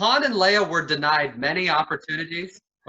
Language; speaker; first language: English; native; English